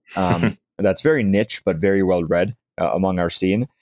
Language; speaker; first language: English; native; English